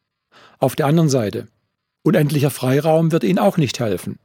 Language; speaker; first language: German; native; German